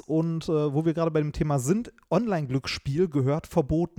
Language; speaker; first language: German; native; German